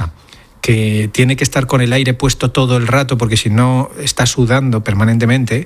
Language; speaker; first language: Spanish; native; Spanish